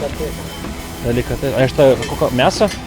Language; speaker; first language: Russian; non-native, fluent; Lithuanian